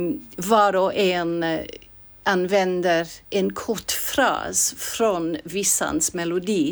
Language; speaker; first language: Swedish; non-native, fluent; English